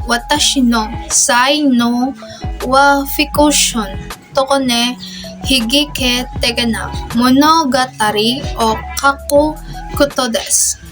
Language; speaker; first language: Japanese; non-native, learner; Filipino